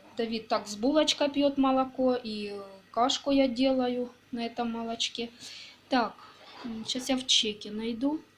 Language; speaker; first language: Russian; native; Russian